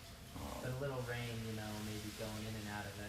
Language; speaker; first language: English; native; English